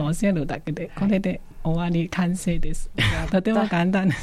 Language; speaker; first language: Japanese; non-native, fluent; Chinese